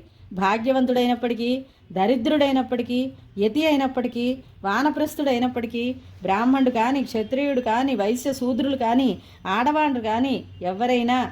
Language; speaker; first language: Telugu; native; Telugu